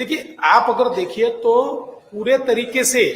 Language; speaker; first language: Hindi; non-native, local second language; Marathi